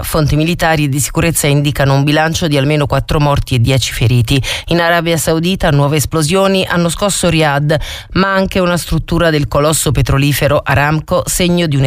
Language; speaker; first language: Italian; native; Italian